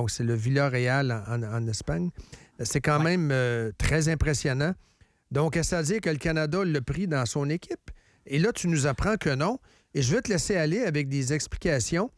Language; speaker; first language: French; native; French